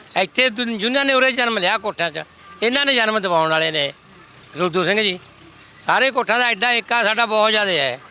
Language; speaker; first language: Punjabi; native; Punjabi